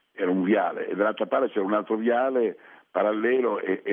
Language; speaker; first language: Italian; early bilingual, other home language; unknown